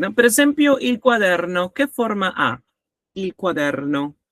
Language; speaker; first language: Italian; non-native, learner; Spanish